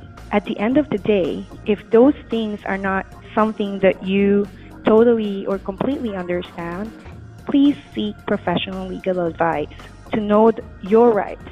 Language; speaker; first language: English; non-native, local second language; Filipino